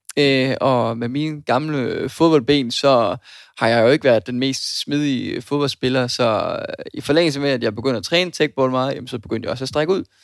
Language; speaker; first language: Danish; native; Danish